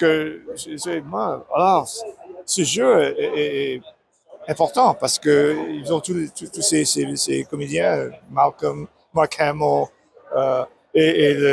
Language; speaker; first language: French; non-native, learner; English